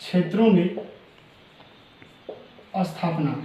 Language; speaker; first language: Hindi; native; Hindi